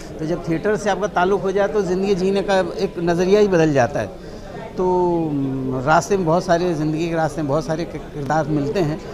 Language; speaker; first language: Hindi; native; Hindi